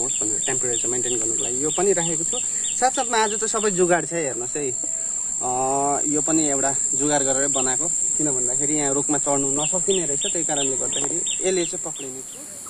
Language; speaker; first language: Nepali; native; Nepali